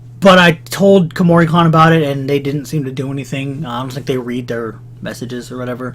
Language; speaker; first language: English; native; English